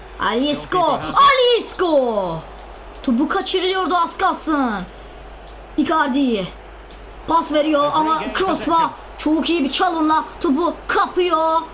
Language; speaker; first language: Turkish; non-native, learner; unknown